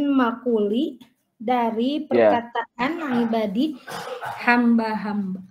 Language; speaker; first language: Indonesian; native; Indonesian